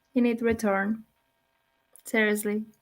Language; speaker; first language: English; non-native, learner; Spanish